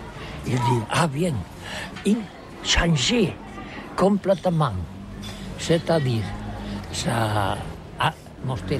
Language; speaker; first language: French; non-native, learner; Catalan